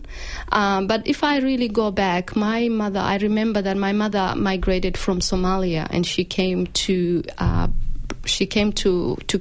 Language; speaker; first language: English; non-native, local second language; Somali